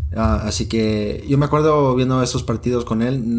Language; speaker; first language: Spanish; early bilingual, other home language; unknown